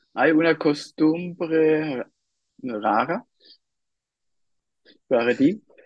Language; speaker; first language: Spanish; non-native, fluent; German